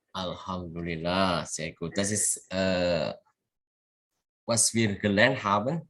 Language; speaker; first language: German; non-native, fluent; Indonesian